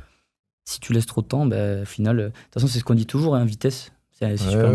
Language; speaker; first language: French; native; French